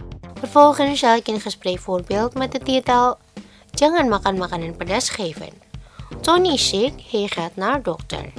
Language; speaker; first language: Dutch; non-native, learner; Indonesian